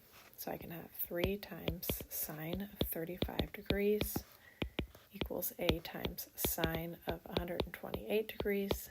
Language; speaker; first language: English; native; English